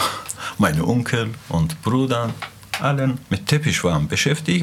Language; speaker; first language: German; non-native, fluent; Azerbaijani